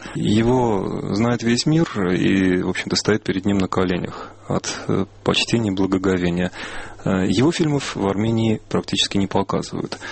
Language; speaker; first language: Russian; non-native, local second language; Armenian